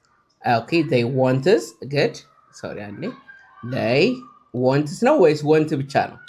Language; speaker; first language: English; non-native, fluent; Amharic